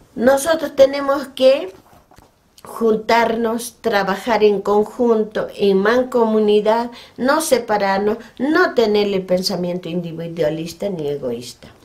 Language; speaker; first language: Spanish; non-native, local second language; Quechua